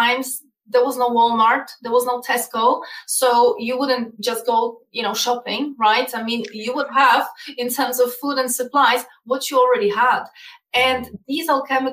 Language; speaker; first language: English; non-native, fluent; Polish